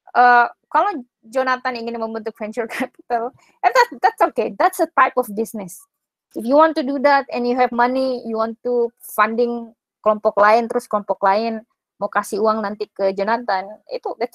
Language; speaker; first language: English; non-native, fluent; Indonesian